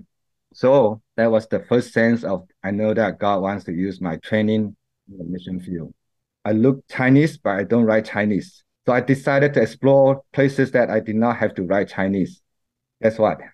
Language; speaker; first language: English; non-native, local second language; Min Nan Chinese